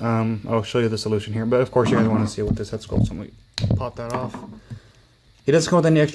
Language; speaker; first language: English; native; English